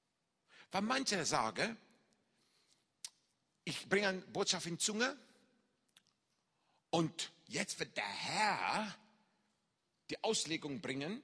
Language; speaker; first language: German; non-native, fluent; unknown